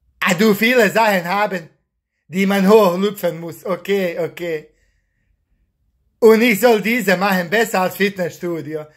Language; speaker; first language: German; non-native, learner; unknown